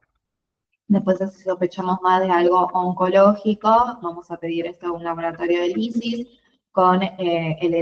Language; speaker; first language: Spanish; native; Spanish